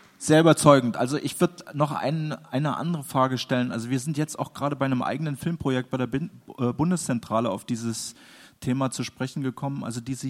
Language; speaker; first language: German; native; German